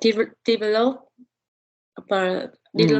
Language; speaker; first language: English; non-native, learner; Vietnamese